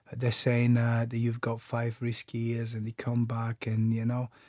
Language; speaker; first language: English; non-native, fluent; Bulgarian